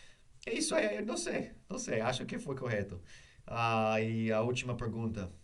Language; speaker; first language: Portuguese; non-native, learner; English